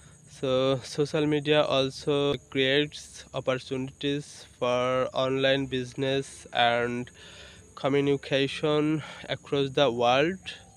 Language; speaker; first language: English; non-native, local second language; Bangla